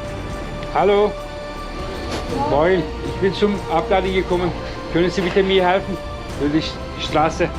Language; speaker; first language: German; non-native, learner; Turkish